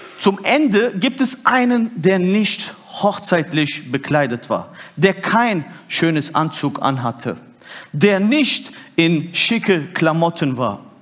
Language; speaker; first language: German; early bilingual, other home language; Turkish